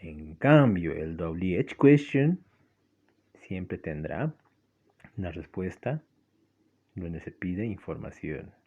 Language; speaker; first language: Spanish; non-native, local second language; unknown